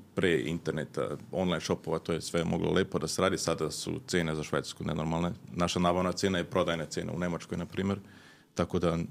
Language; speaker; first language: Serbian; early bilingual, heritage; Serbian